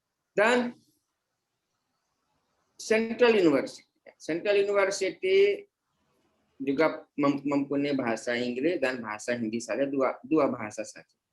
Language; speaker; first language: Indonesian; non-native, fluent; Hindi